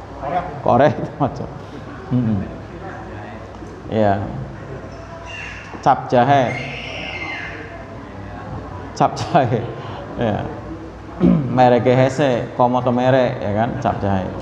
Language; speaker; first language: Indonesian; native; Indonesian